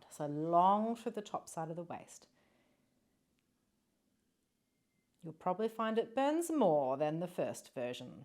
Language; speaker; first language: English; native; English